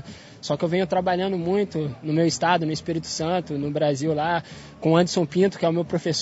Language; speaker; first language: Portuguese; native; Portuguese